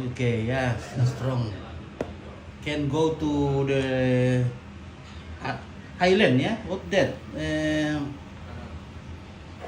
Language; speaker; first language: English; non-native, learner; Indonesian